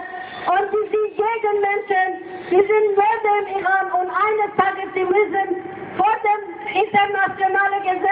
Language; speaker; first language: German; non-native, fluent; Persian